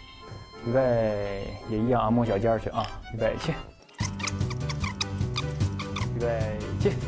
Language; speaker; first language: Chinese; native; Chinese